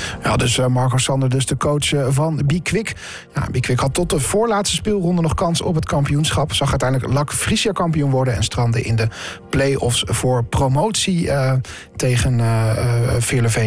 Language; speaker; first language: Dutch; native; Dutch